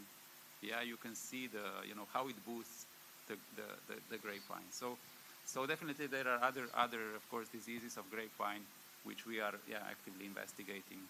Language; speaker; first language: English; non-native, fluent; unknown